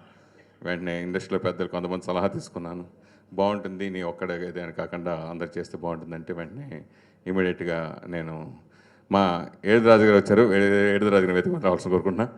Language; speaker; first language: Telugu; native; Telugu